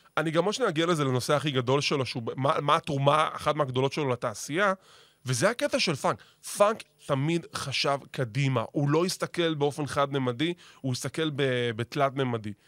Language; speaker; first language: Hebrew; native; Hebrew